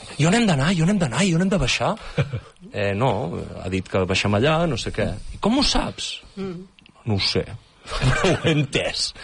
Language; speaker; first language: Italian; non-native, fluent; Catalan